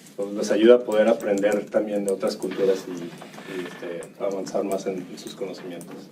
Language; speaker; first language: Spanish; early bilingual, heritage; Spanish